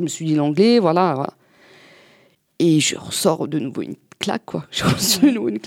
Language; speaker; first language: French; native; French